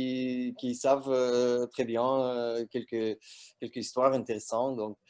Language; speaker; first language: French; non-native, learner; Russian